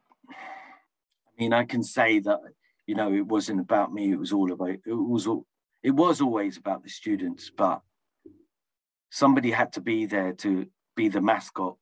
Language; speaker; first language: English; early bilingual, other home language; Punjabi